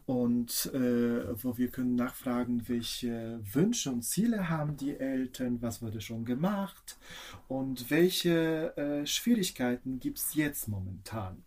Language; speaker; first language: German; non-native, fluent; Polish